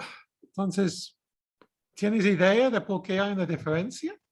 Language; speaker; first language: Spanish; non-native, fluent; English